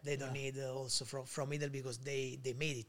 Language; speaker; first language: English; non-native, learner; Italian